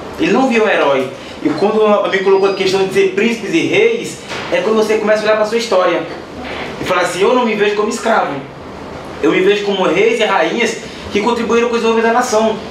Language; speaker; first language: Portuguese; native; Portuguese